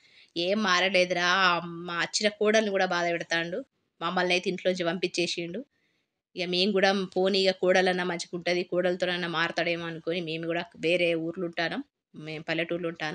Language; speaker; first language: Telugu; native; Telugu